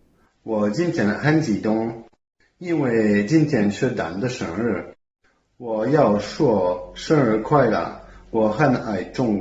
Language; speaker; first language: Chinese; non-native, learner; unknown